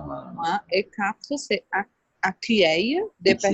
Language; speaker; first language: French; non-native, learner; Portuguese